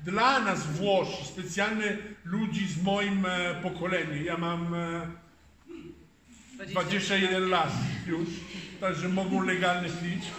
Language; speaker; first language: Polish; non-native, fluent; Italian